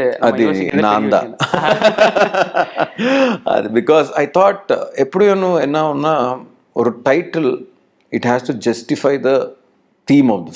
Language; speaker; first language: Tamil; non-native, learner; Telugu